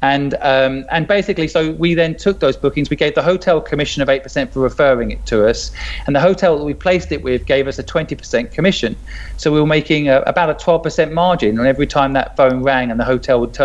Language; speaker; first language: English; native; English